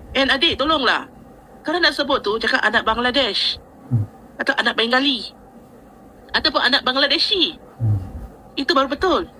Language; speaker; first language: Malay; native; Malay